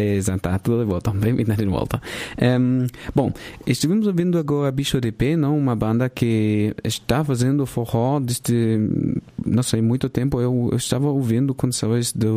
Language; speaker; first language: Portuguese; non-native, fluent; German